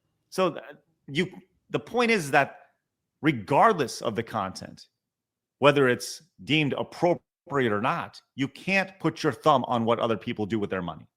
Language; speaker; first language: English; native; English